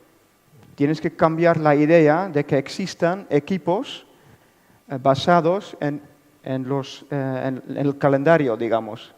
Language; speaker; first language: Spanish; non-native, fluent; Dutch